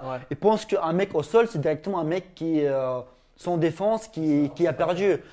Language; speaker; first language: French; non-native, fluent; Ingush